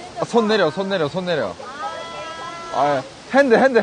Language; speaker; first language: Korean; native; Korean